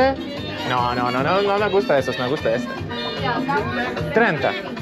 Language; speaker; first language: Spanish; non-native, learner; Lithuanian